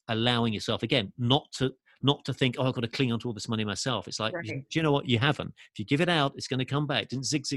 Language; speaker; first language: English; native; English